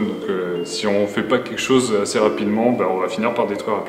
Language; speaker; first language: French; native; French